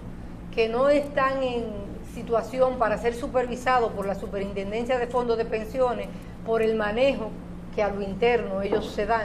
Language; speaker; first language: Spanish; native; Spanish